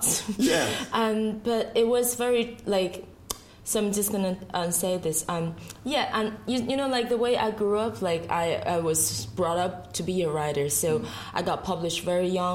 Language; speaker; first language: English; non-native, fluent; Chinese